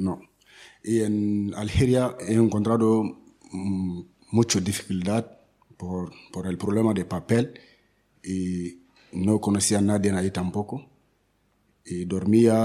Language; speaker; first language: Spanish; non-native, learner; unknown